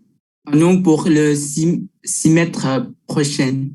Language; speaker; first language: French; non-native, fluent; Vietnamese